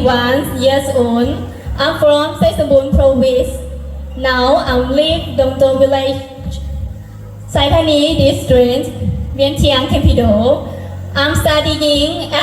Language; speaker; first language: English; non-native, learner; Lao